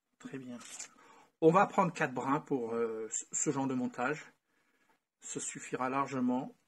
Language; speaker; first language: French; native; French